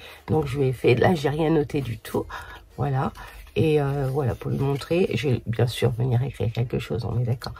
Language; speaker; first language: French; native; French